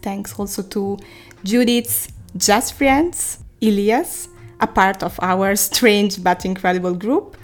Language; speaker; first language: English; non-native, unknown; Italian